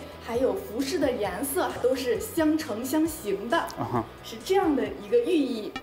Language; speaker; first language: Chinese; native; Chinese